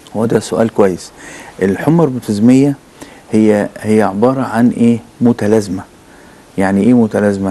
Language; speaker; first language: Arabic; native; Arabic